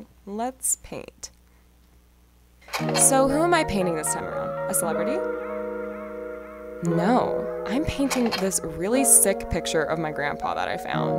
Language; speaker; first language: English; native; English